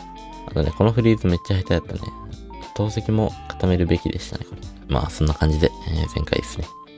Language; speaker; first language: Japanese; native; Japanese